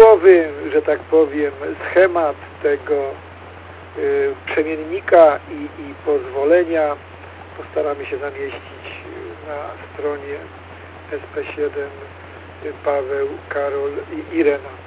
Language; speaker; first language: Polish; native; Polish